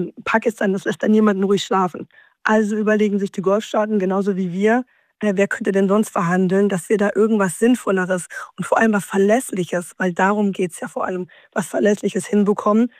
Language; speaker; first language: German; native; German